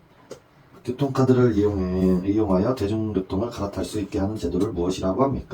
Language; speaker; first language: Korean; native; Korean